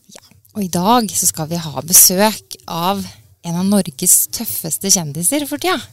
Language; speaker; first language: Norwegian; native; Norwegian